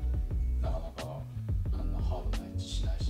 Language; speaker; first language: Japanese; native; Japanese